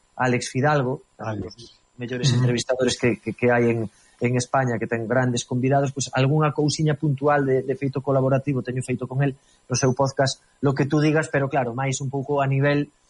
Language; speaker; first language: Galician; native; Galician